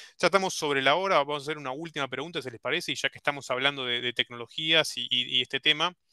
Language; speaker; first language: Spanish; native; Spanish